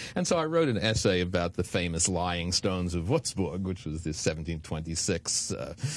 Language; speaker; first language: English; native; English